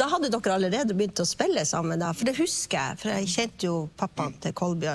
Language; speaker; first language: Norwegian; native; Norwegian